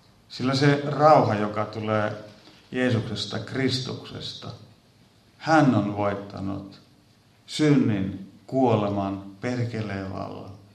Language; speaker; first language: Finnish; native; Finnish